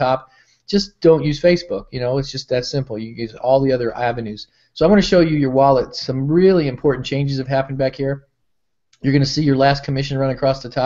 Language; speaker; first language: English; native; English